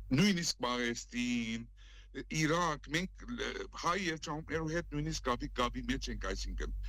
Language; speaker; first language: Armenian; native; Armenian